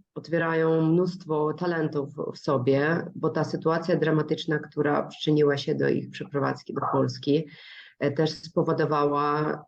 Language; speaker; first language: Polish; non-native, fluent; Russian